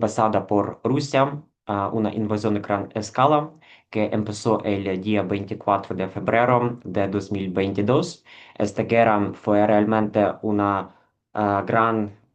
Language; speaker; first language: Spanish; non-native, fluent; Ukrainian